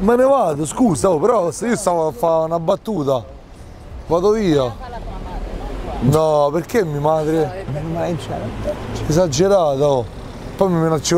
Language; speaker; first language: Italian; native; Italian